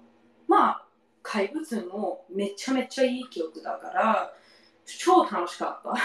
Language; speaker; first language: Japanese; non-native, learner; English